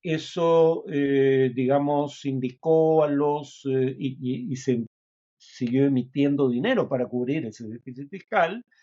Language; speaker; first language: Spanish; native; Spanish